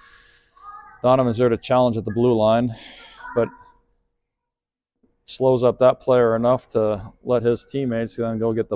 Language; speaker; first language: English; native; English